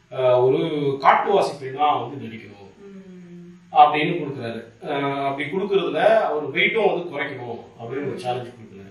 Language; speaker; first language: Tamil; native; Tamil